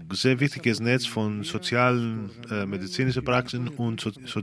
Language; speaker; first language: German; non-native, fluent; Greek